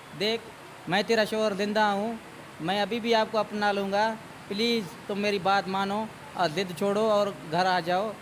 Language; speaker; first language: Urdu; non-native, local second language; Saraiki